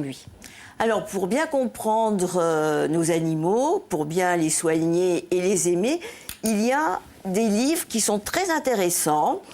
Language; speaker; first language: French; native; French